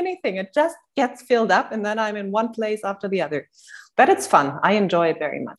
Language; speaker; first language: English; non-native, fluent; German